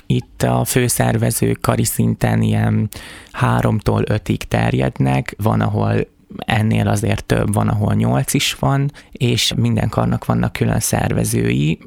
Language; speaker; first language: Hungarian; native; Hungarian